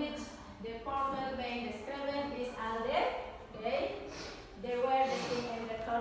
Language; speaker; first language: English; non-native, learner; Indonesian